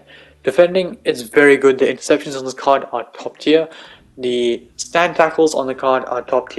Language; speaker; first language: English; native; English